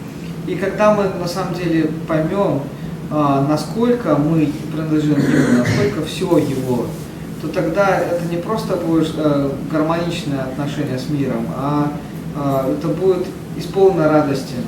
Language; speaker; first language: Russian; native; Russian